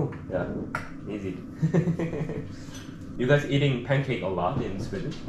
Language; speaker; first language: English; non-native, learner; Korean